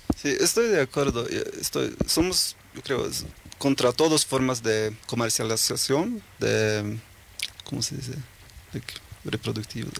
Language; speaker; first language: Spanish; early bilingual, heritage; Norwegian